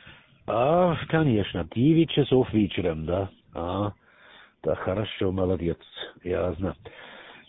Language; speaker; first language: Russian; non-native, learner; German